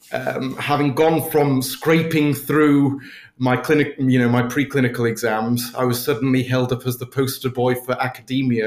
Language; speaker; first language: English; native; English